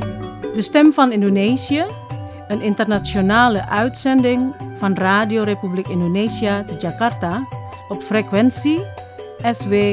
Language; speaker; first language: Dutch; non-native, fluent; Indonesian